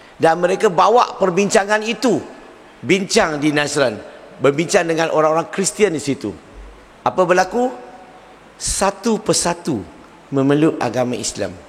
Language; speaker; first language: Malay; non-native, local second language; Chinese